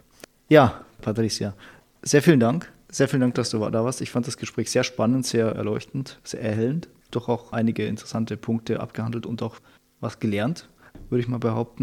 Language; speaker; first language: German; native; German